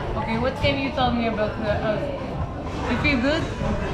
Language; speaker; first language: English; non-native, learner; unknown